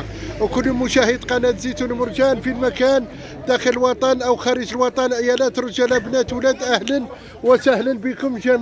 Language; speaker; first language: Arabic; native; Arabic